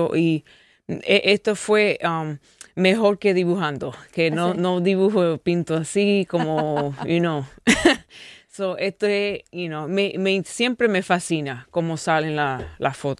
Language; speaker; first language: Spanish; early bilingual, heritage; English